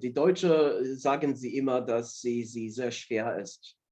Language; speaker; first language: German; non-native, fluent; Polish